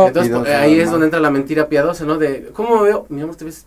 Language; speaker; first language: Spanish; native; Spanish